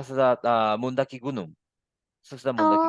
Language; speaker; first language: Indonesian; non-native, learner; Japanese